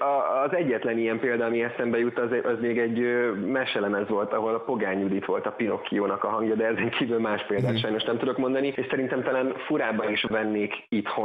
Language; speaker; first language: Hungarian; native; Hungarian